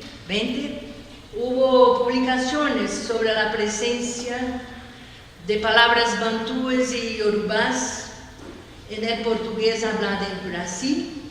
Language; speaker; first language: Spanish; non-native, learner; Portuguese